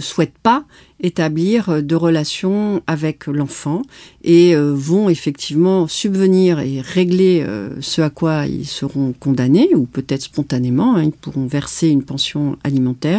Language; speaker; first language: French; native; French